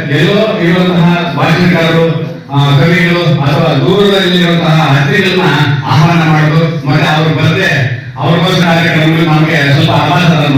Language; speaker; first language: Kannada; non-native, local second language; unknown